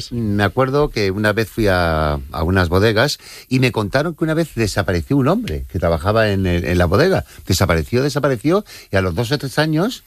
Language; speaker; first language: Spanish; native; Spanish